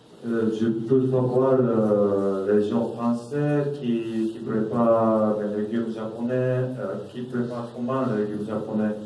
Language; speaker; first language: French; non-native, learner; Japanese